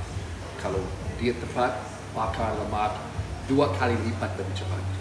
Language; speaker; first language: Indonesian; non-native, fluent; English